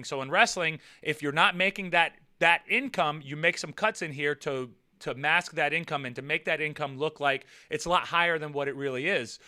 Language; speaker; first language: English; native; English